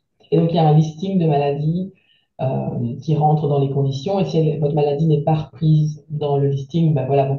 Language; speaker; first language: French; native; French